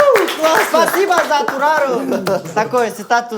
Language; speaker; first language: Russian; non-native, local second language; Kazakh